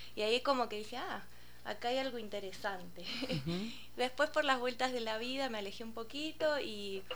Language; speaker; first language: Spanish; native; Spanish